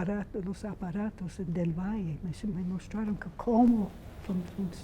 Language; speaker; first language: Spanish; non-native, fluent; English